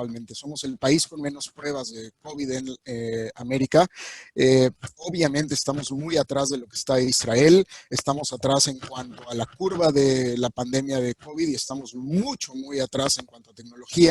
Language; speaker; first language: Spanish; native; Spanish